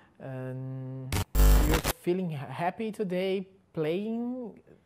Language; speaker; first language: English; non-native, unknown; Portuguese